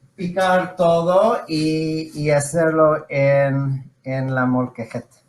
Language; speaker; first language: Spanish; non-native, fluent; English